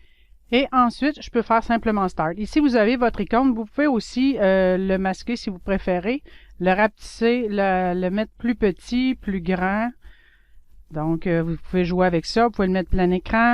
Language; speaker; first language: French; native; French